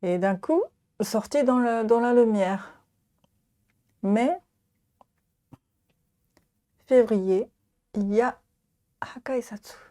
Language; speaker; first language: French; non-native, fluent; Japanese